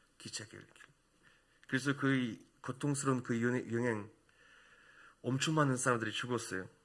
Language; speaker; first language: Korean; non-native, fluent; Russian